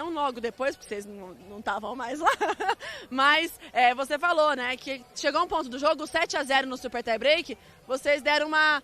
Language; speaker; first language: Portuguese; native; Portuguese